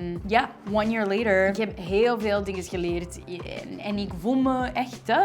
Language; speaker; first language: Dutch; non-native, learner; English